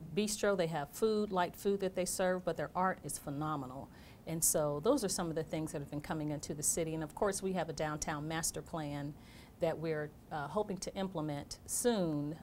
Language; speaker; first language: English; native; English